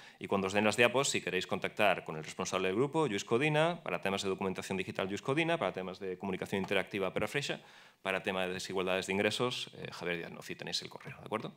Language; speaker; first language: Spanish; native; Spanish